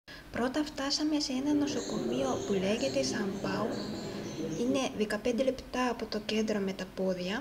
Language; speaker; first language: Greek; non-native, fluent; Japanese